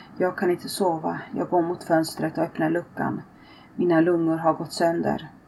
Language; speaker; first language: Swedish; early bilingual, other home language; Finnish